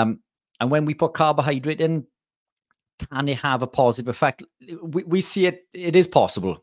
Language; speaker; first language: English; native; English